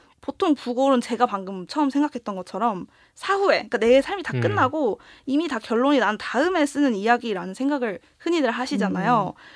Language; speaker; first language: Korean; native; Korean